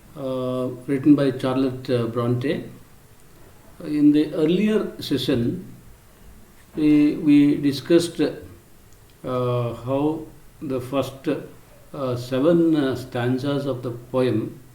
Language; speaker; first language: English; non-native, local second language; Kannada